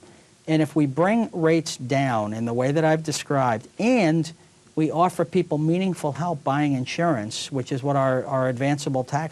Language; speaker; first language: English; native; English